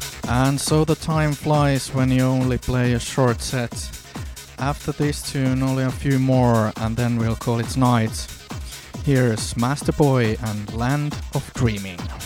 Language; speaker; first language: English; non-native, fluent; Finnish